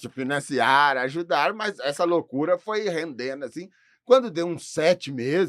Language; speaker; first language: Portuguese; native; Portuguese